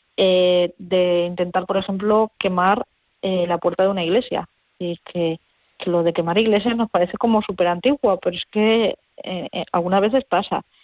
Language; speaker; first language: Spanish; native; Spanish